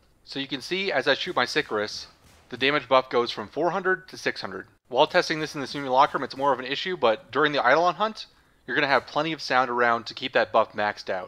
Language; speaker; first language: English; native; English